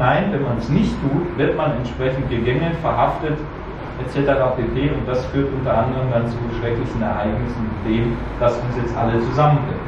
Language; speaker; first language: German; native; German